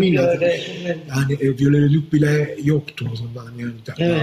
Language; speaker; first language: Turkish; non-native, fluent; Italian